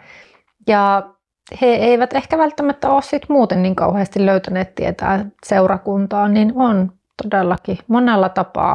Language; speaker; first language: Finnish; native; Finnish